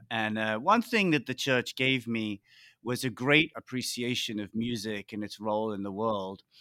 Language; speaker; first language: English; native; English